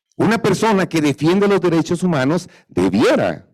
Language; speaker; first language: Spanish; native; Spanish